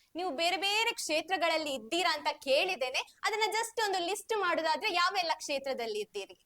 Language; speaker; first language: Kannada; native; Kannada